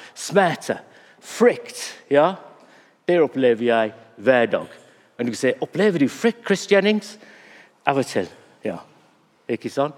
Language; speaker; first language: Norwegian; non-native, fluent; English